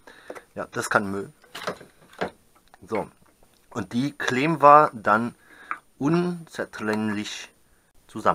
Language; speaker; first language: German; native; German